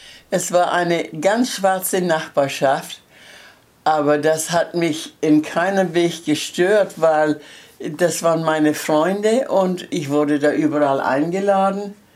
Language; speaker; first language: German; early bilingual, heritage; German